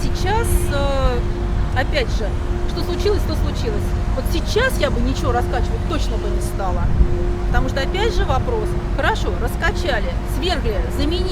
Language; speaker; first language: Russian; native; Russian